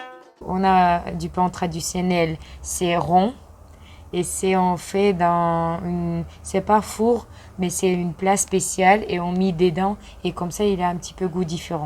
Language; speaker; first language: French; non-native, learner; Kyrgyz